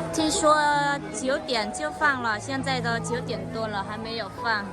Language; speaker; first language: Chinese; non-native, learner; Vietnamese